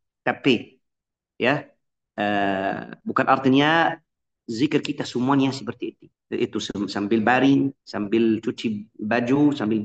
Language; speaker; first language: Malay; non-native, fluent; Arabic